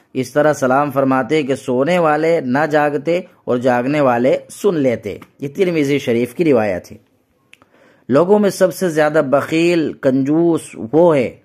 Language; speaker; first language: Urdu; native; Urdu